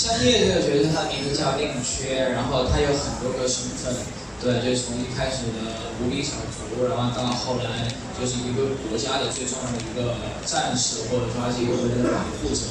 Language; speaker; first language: Chinese; native; Chinese